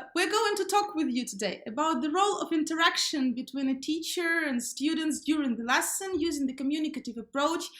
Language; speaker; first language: English; non-native, fluent; Ukrainian